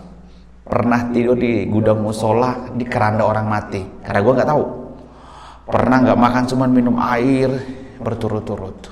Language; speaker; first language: Indonesian; native; Indonesian